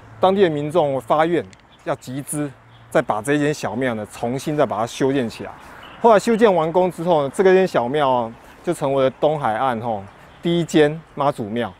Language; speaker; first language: Chinese; native; Chinese